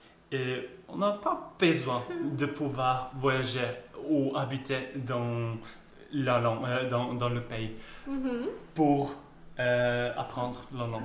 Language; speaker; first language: French; non-native, fluent; Norwegian